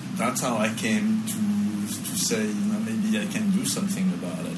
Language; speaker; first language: English; non-native, fluent; French